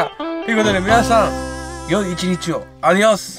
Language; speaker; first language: Japanese; native; Japanese